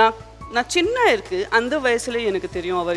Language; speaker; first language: Tamil; non-native, learner; Gujarati